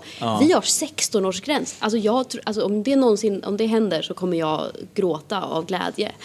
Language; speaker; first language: Swedish; native; Swedish